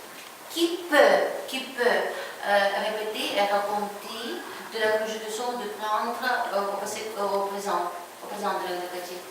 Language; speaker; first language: French; non-native, fluent; Ukrainian